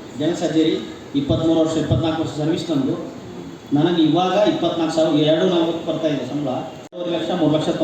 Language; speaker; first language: Kannada; native; Kannada